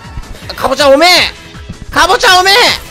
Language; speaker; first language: Japanese; native; Japanese